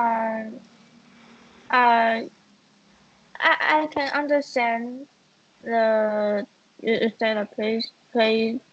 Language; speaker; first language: English; non-native, learner; Chinese